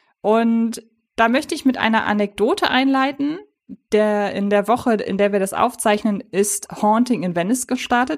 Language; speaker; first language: German; native; German